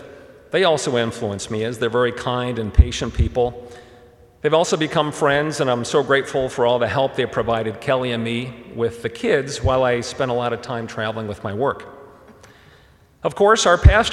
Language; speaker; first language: English; early bilingual, other home language; German